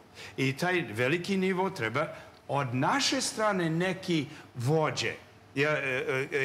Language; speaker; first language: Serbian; non-native, learner; English